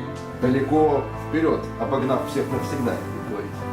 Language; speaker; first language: Russian; native; Russian